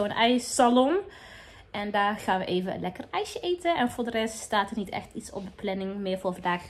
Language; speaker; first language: Dutch; early bilingual, other home language; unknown